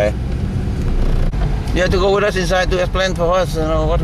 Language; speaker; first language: English; non-native, learner; Vietnamese